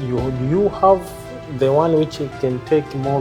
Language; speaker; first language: English; non-native, local second language; Swahili